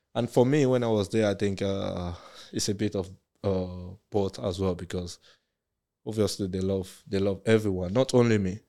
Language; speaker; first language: English; non-native, local second language; Yoruba